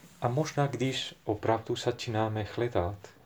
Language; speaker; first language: Czech; non-native, fluent; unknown